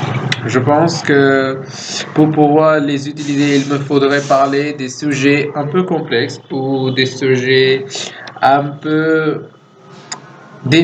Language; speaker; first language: French; non-native, fluent; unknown